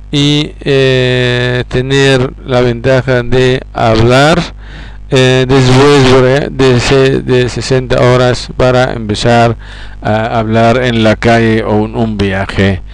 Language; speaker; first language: Spanish; non-native, fluent; Arabic